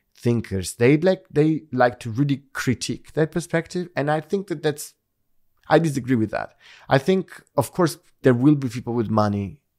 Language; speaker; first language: English; non-native, fluent; Italian